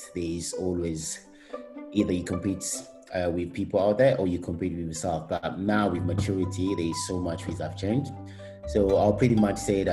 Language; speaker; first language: English; non-native, local second language; Kinyarwanda